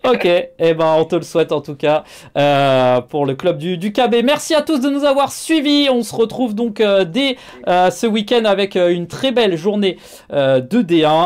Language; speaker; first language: French; native; French